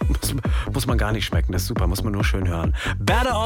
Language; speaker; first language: German; native; German